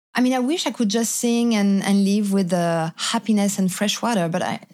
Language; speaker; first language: English; non-native, fluent; French